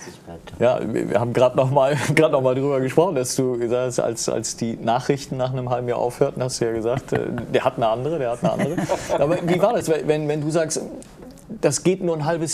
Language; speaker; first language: German; native; German